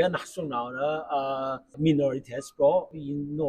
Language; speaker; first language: Norwegian; non-native, learner; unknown